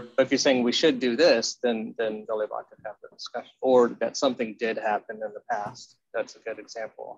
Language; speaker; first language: English; native; English